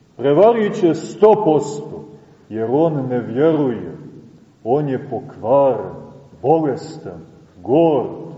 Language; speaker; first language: Serbian; native; Serbian